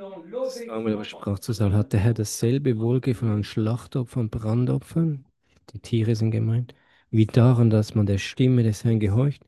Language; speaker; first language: German; non-native, fluent; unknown